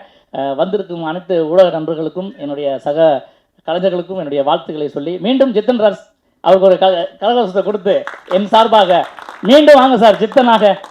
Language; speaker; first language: Tamil; native; Tamil